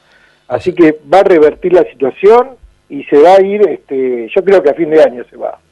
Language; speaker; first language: Spanish; native; Spanish